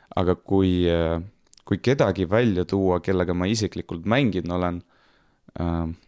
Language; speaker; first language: Estonian; non-native, local second language; Russian